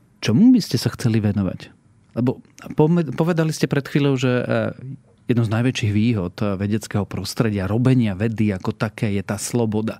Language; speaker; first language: Slovak; native; Slovak